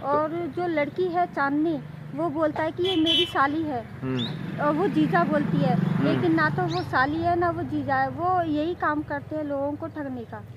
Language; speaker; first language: Hindi; native; Hindi